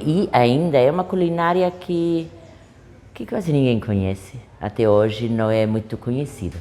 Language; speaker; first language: Portuguese; non-native, fluent; German